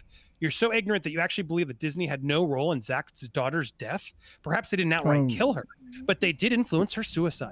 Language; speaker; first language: English; native; English